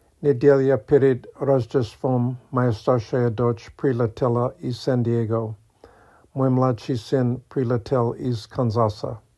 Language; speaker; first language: Russian; non-native, learner; English